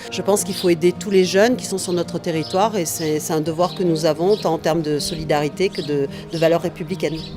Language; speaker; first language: French; native; French